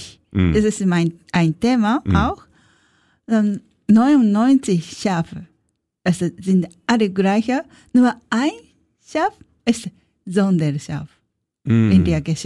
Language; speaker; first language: German; non-native, learner; Japanese